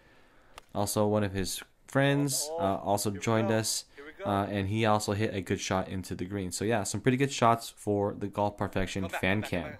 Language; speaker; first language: English; native; English